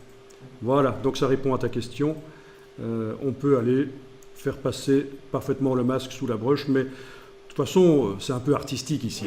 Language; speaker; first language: French; native; French